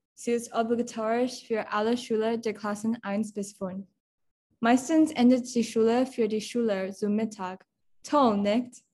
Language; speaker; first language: German; non-native, learner; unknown